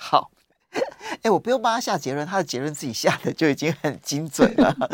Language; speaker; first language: Chinese; native; Chinese